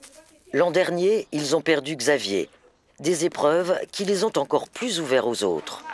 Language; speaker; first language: French; native; French